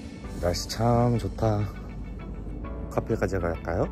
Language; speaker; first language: Korean; native; Korean